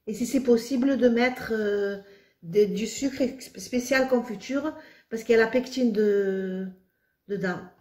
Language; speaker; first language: French; non-native, local second language; Arabic